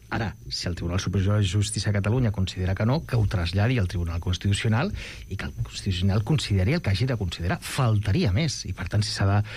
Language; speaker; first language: Catalan; non-native, local second language; Spanish